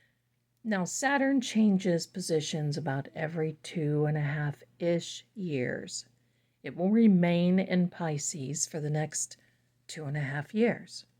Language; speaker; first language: English; native; English